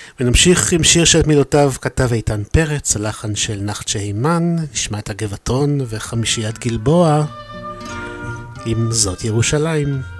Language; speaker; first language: Hebrew; native; Hebrew